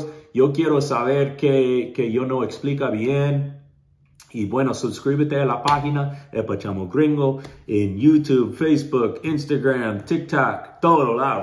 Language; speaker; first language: Spanish; non-native, learner; English